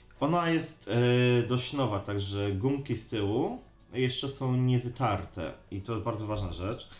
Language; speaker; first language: Polish; native; Polish